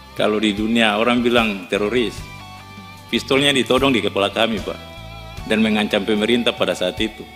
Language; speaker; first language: Indonesian; native; Indonesian